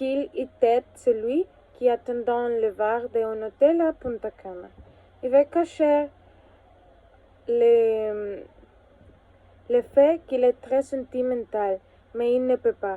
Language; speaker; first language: French; non-native, learner; Spanish